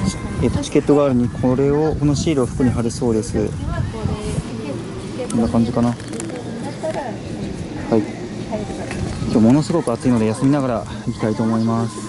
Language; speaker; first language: Japanese; native; Japanese